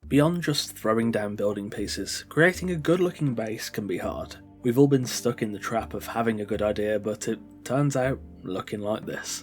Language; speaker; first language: English; native; English